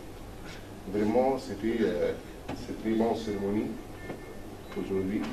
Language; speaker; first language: French; non-native, learner; Arabic